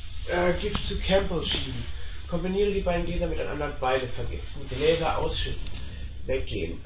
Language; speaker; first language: German; native; German